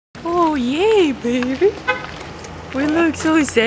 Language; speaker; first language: English; non-native, fluent; Spanish